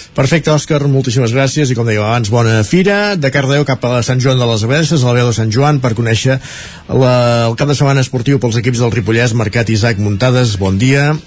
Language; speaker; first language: Catalan; native; Catalan